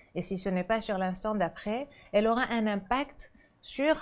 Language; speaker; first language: French; non-native, local second language; Arabic